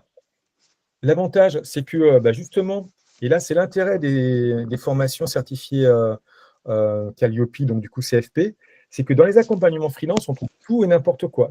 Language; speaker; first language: French; native; French